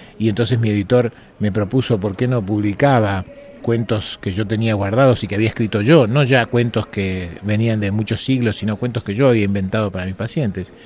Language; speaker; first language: Spanish; native; Spanish